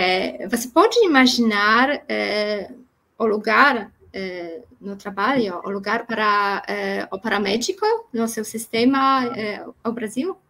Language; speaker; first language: Portuguese; non-native, learner; Polish